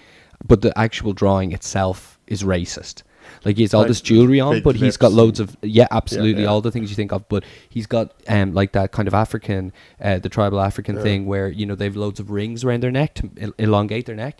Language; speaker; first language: English; native; English